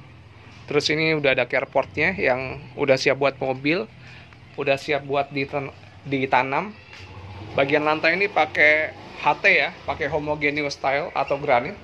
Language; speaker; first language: Indonesian; native; Indonesian